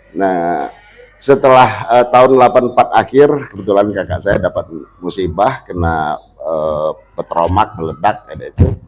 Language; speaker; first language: Indonesian; non-native, local second language; Minangkabau